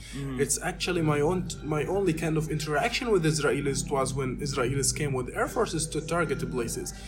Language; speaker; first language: English; non-native, fluent; Arabic